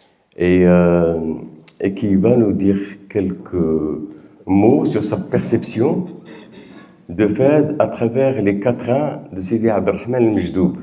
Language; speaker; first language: French; non-native, local second language; Arabic